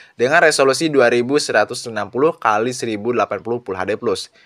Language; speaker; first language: Indonesian; non-native, local second language; Sundanese